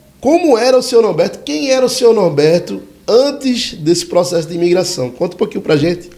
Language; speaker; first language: Portuguese; native; Portuguese